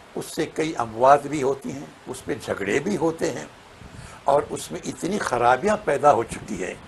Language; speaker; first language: Urdu; non-native, local second language; Sindhi